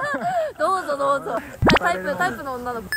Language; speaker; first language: Japanese; native; Japanese